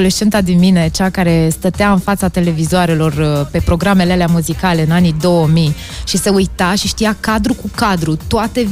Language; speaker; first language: Romanian; native; Romanian